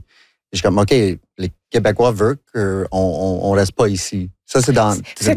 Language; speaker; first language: French; non-native, local second language; English